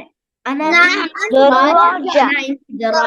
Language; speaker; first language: Arabic; non-native, learner; Urdu